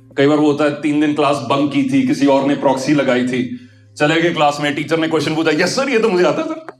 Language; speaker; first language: Hindi; non-native, local second language; Punjabi